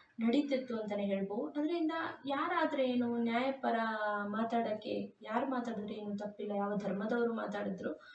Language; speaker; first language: Kannada; non-native, local second language; Tulu